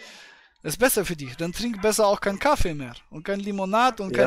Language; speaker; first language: German; native; German